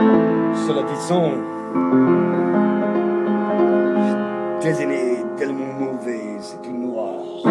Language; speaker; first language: French; non-native, learner; English